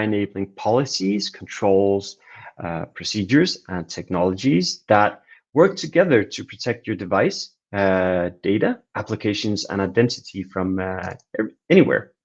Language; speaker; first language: English; non-native, fluent; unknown